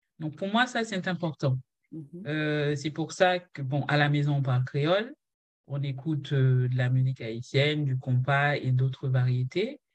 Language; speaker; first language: French; non-native, local second language; Haitian Creole